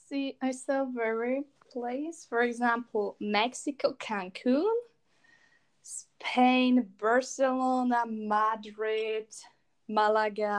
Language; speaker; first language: English; non-native, learner; Czech